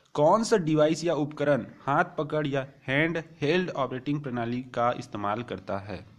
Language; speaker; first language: Hindi; native; Hindi